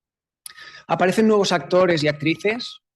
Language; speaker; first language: Spanish; native; Spanish